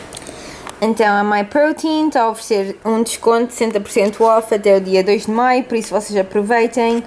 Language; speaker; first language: Portuguese; early bilingual, heritage; Portuguese